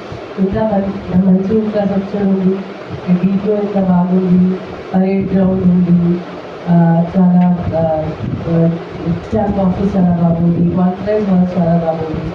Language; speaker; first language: Telugu; non-native, fluent; Hindi